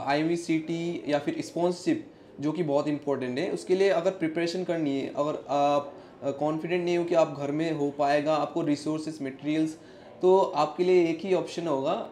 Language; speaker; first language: Hindi; non-native, local second language; Assamese